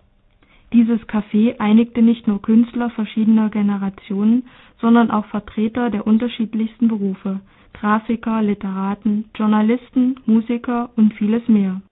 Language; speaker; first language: German; native; German